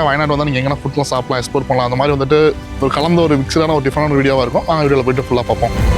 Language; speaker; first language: Tamil; native; Tamil